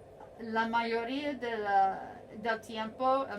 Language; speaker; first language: Spanish; non-native, learner; English